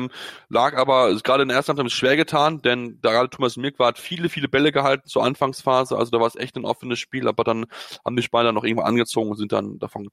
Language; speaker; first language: German; native; German